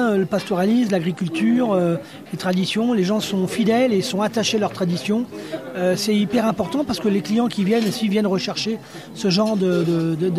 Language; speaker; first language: French; native; French